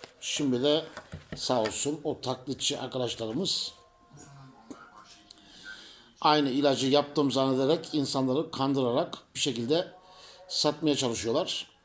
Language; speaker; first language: Turkish; native; Turkish